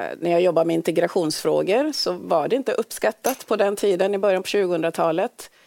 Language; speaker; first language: Swedish; early bilingual, other home language; Swahili